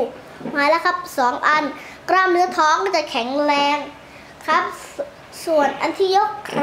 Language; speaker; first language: Thai; native; Thai